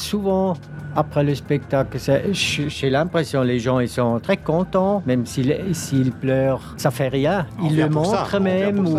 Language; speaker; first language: French; non-native, local second language; German